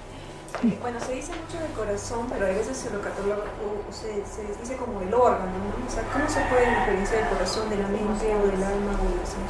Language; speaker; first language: Spanish; native; Spanish